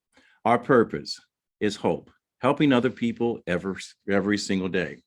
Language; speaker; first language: English; native; English